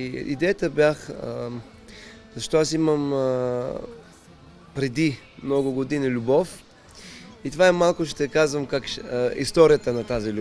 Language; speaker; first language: Bulgarian; non-native, learner; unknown